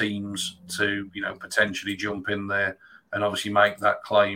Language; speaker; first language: English; native; English